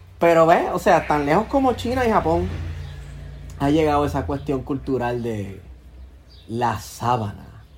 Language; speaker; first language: Spanish; native; Spanish